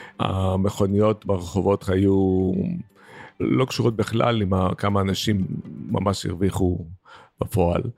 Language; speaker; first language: Hebrew; non-native, fluent; Greek